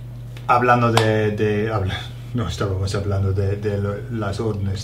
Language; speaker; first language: Spanish; non-native, fluent; English